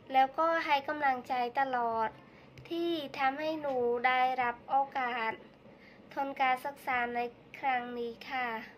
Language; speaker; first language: Thai; non-native, learner; Khmer